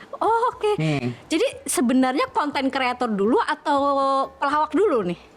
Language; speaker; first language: Indonesian; native; Indonesian